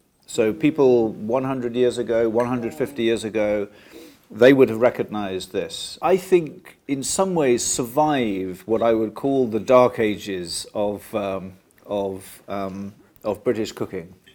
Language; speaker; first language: English; native; English